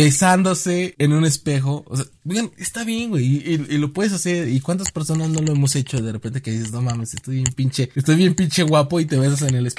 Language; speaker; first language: Spanish; native; Spanish